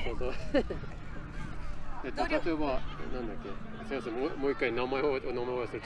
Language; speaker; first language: Japanese; non-native, learner; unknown